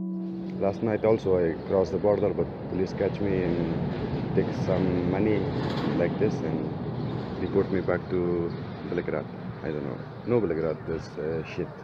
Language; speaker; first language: English; non-native, learner; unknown